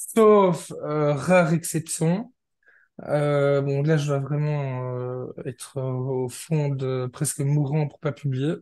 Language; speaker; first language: French; native; French